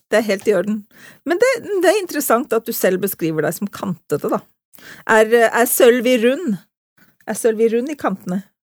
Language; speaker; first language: Norwegian; native; Norwegian